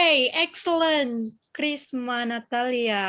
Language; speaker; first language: English; non-native, learner; Indonesian